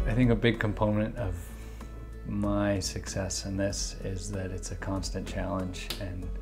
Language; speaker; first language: English; native; English